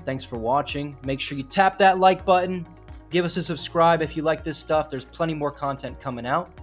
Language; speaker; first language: English; native; English